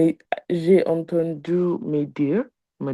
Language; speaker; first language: French; non-native, learner; Igbo